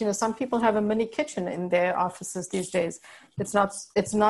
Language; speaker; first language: English; native; English